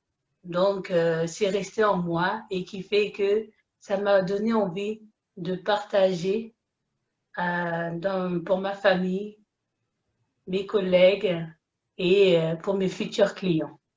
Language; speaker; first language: French; early bilingual, other home language; Haitian Creole